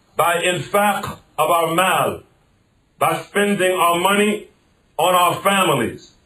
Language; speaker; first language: English; native; English